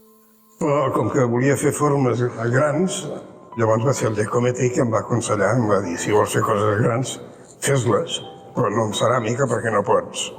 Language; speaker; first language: Catalan; early bilingual, heritage; Catalan